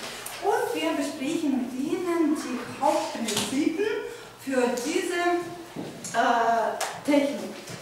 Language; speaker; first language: German; non-native, fluent; Ukrainian